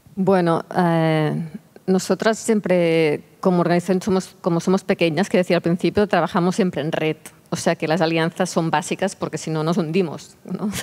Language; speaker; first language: Spanish; non-native, local second language; Catalan